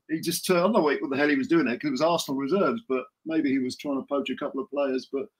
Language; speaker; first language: English; native; English